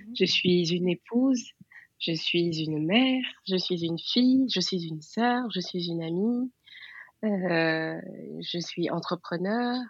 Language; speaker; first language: French; non-native, local second language; Wolof